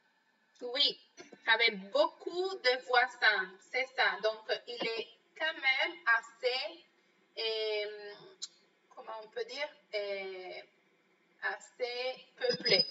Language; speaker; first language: French; non-native, fluent; Spanish